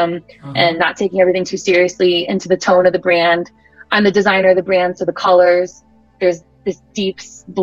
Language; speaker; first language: English; native; English